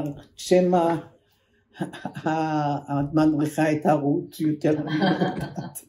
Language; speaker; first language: Hebrew; early bilingual, other home language; German